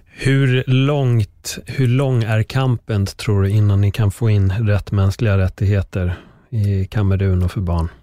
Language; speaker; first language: Swedish; native; Swedish